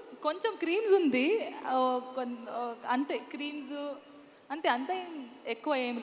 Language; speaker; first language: Telugu; non-native, learner; Kannada